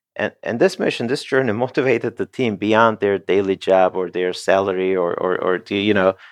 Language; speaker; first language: English; non-native, fluent; Turkish